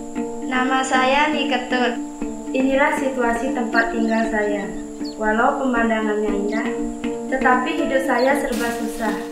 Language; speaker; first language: Indonesian; non-native, local second language; Balinese